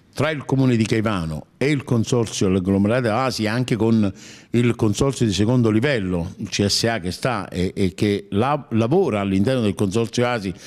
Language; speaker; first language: Italian; native; Italian